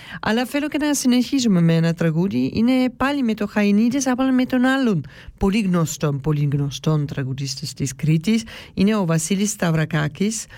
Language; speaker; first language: Greek; early bilingual, heritage; Greek